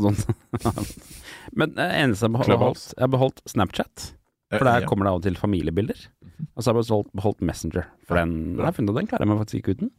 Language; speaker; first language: Norwegian; native; Norwegian